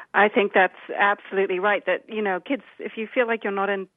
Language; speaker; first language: English; native; English